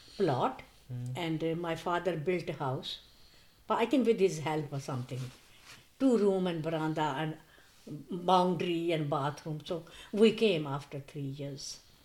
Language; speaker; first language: English; non-native, local second language; Punjabi